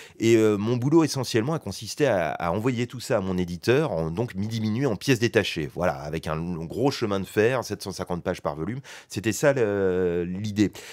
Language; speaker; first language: French; native; French